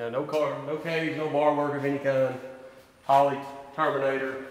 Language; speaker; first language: English; native; English